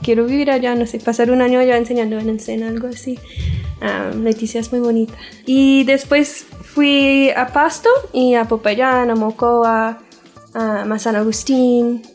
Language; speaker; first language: Spanish; non-native, fluent; English